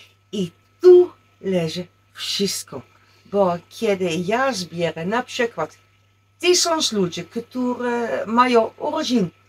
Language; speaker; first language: Polish; non-native, learner; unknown